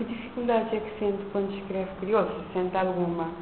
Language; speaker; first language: Portuguese; non-native, local second language; Kabuverdianu